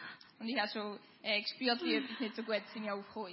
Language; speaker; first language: German; native; German